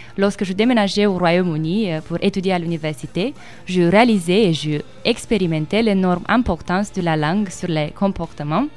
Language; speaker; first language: French; non-native, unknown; Romanian